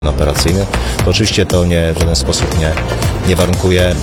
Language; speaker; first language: Polish; native; Polish